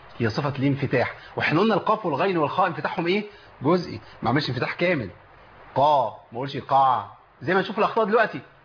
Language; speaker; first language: Arabic; native; Arabic